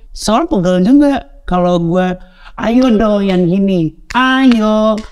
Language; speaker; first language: Indonesian; native; Indonesian